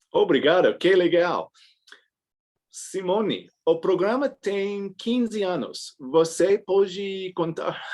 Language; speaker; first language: Portuguese; non-native, fluent; English